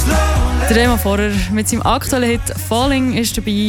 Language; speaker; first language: German; native; German